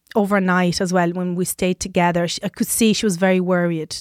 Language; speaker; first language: English; non-native, fluent; Italian